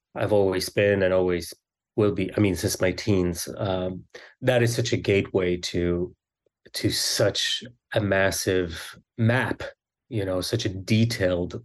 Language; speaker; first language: English; early bilingual, other home language; Swedish